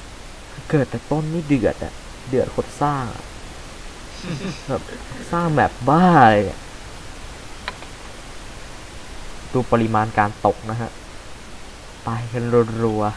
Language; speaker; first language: Thai; native; Thai